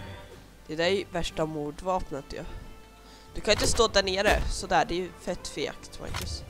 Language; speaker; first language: Swedish; native; Swedish